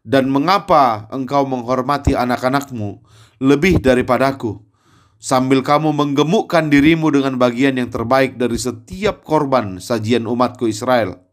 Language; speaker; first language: Indonesian; native; Indonesian